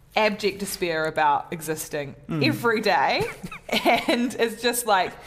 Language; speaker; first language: English; native; English